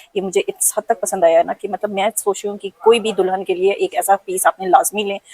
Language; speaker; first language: Urdu; non-native, local second language; Punjabi